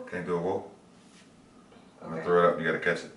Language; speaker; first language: English; native; English